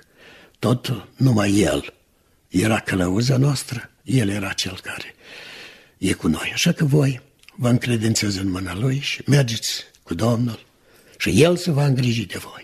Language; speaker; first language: Romanian; native; Romanian